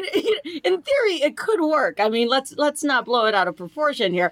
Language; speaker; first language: English; native; English